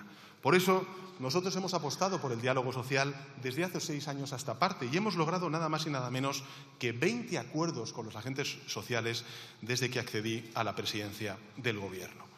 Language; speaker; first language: Spanish; native; Spanish